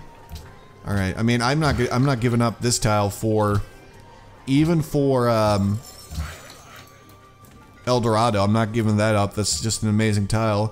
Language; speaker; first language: English; native; English